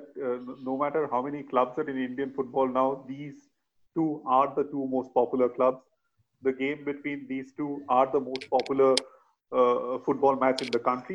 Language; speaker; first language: English; non-native, local second language; Bangla